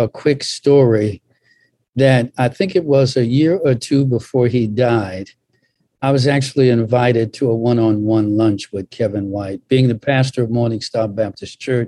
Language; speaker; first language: English; native; English